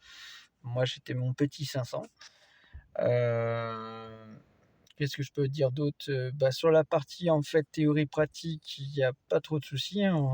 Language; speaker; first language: French; native; French